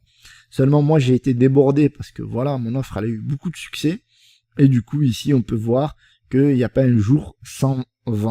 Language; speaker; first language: French; native; French